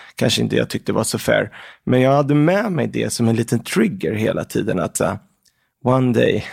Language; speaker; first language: Swedish; early bilingual, other home language; Arabic